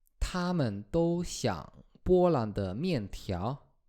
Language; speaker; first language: Chinese; non-native, fluent; Polish